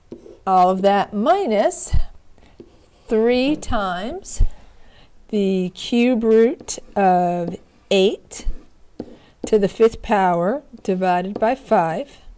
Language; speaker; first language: English; native; English